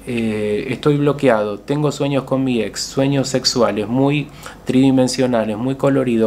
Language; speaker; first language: Spanish; native; Spanish